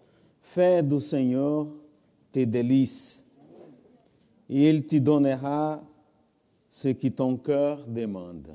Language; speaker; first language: French; non-native, fluent; Portuguese